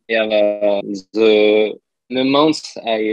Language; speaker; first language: English; non-native, learner; French